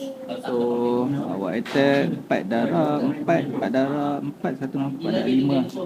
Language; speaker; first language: Malay; native; Malay